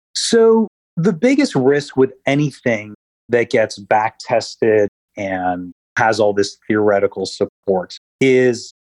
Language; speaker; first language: English; native; English